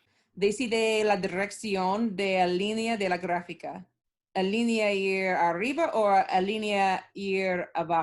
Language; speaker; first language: Spanish; non-native, learner; English